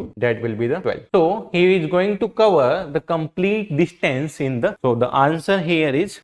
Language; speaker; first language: English; non-native, local second language; Hindi